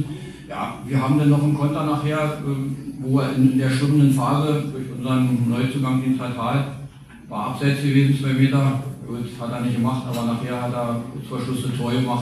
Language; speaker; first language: German; native; German